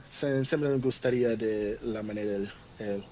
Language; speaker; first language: Spanish; non-native, learner; Portuguese